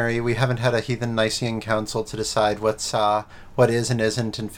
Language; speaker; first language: English; native; English